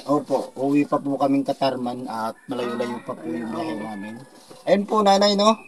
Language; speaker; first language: Filipino; non-native, local second language; Waray